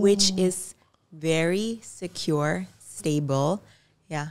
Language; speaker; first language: English; non-native, fluent; Indonesian